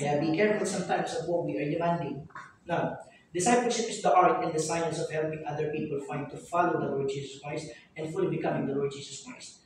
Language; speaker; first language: English; non-native, local second language; Filipino